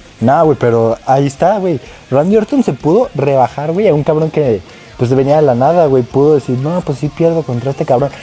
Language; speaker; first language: Spanish; native; Spanish